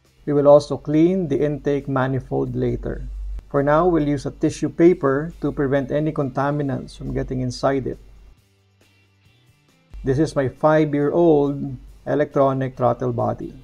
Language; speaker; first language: English; non-native, local second language; Filipino